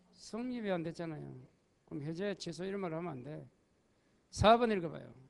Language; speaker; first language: Korean; native; Korean